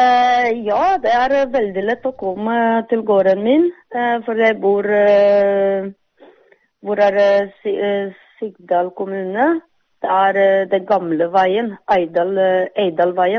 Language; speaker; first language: Norwegian; non-native, fluent; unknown